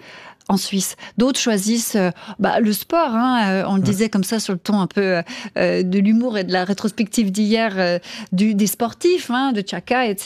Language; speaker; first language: French; native; French